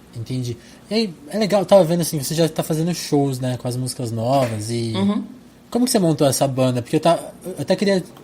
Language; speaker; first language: Portuguese; native; Portuguese